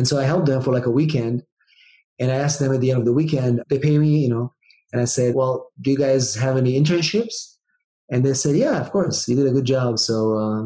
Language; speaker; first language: English; non-native, fluent; Hebrew